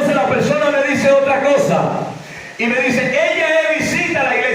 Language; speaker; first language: Spanish; native; Spanish